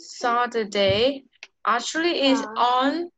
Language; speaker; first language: English; non-native, learner; Vietnamese